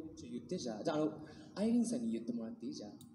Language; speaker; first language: Japanese; early bilingual, other home language; Burmese